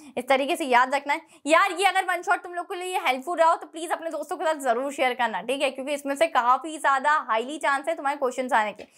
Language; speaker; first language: Hindi; native; Hindi